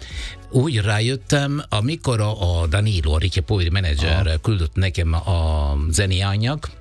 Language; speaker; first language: Hungarian; non-native, fluent; Italian